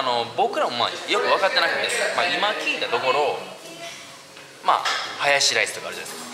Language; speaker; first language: Japanese; native; Japanese